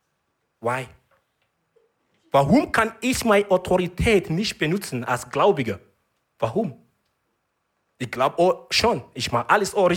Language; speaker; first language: German; non-native, learner; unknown